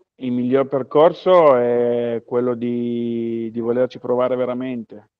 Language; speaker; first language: Italian; native; Italian